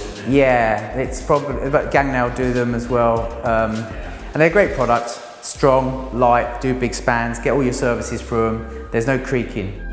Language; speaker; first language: English; native; English